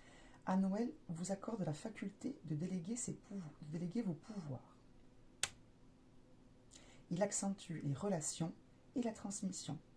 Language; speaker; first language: French; native; French